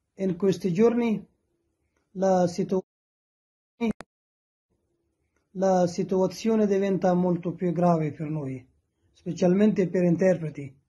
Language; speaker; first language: Italian; non-native, learner; Persian